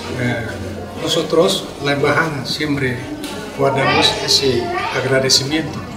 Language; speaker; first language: Spanish; non-native, fluent; Vietnamese